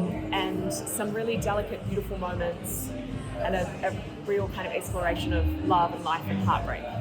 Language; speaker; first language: English; native; English